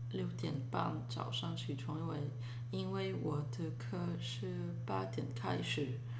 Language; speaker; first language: Chinese; early bilingual, other home language; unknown